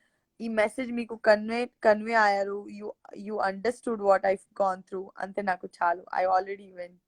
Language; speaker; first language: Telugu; non-native, learner; Gujarati